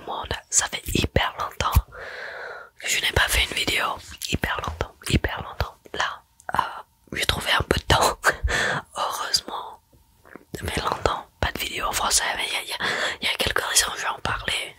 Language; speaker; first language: French; early bilingual, heritage; French